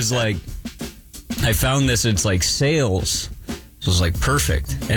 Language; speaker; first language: English; native; English